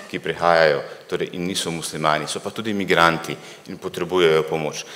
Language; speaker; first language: Slovenian; early bilingual, other home language; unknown